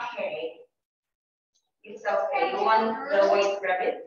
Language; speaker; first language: English; non-native, fluent; Indonesian